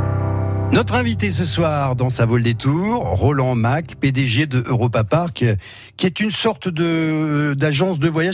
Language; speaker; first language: French; native; French